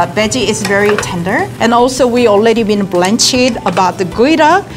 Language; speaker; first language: English; non-native, learner; Korean